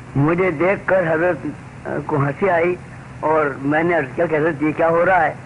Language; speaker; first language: Urdu; native; Urdu